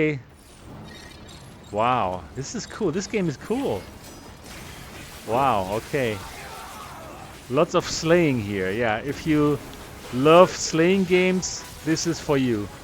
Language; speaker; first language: English; non-native, fluent; German